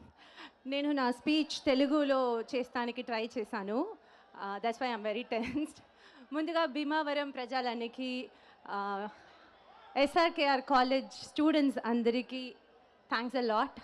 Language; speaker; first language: Telugu; non-native, learner; Tamil